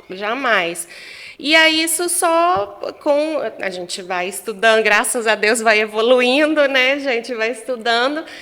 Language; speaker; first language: Portuguese; non-native, fluent; Guarani